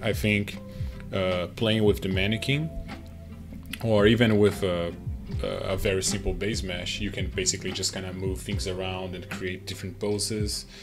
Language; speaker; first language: English; non-native, fluent; Portuguese